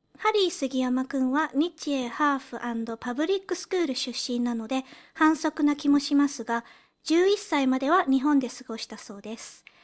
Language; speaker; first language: Japanese; early bilingual, heritage; Japanese